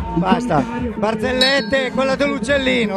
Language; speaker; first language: Italian; native; Italian